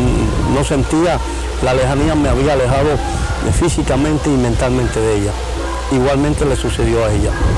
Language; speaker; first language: Spanish; native; Spanish